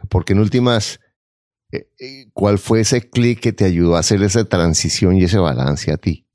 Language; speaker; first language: Spanish; native; Spanish